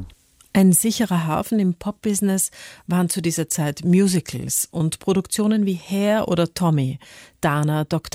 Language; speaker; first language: German; native; German